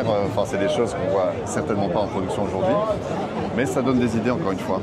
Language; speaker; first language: French; native; French